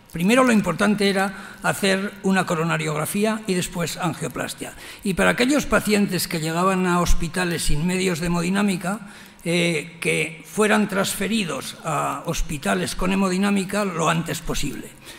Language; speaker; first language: Spanish; native; Spanish